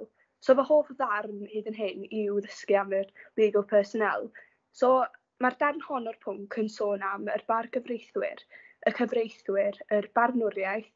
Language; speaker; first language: Welsh; non-native, local second language; English